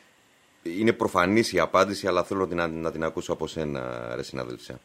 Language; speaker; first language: Greek; native; Greek